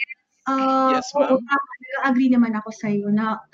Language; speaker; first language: English; non-native, local second language; Bikol